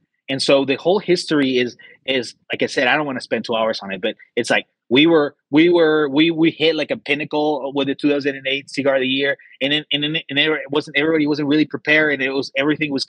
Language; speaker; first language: English; native; English